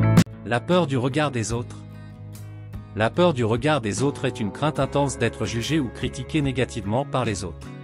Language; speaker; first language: French; native; French